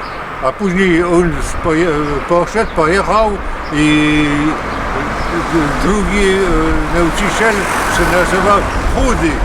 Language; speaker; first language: Polish; early bilingual, heritage; Polish